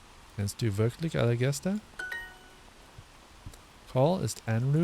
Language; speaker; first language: German; non-native, learner; English